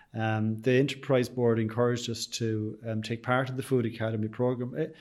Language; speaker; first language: English; native; English